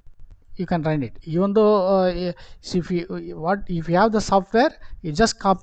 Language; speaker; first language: English; non-native, local second language; Tamil